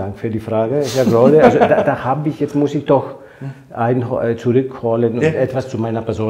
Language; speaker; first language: German; non-native, fluent; Greek